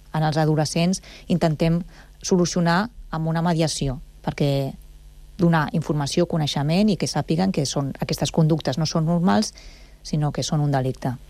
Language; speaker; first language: Catalan; native; Catalan